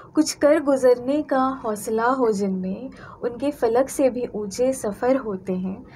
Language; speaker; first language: Hindi; native; Hindi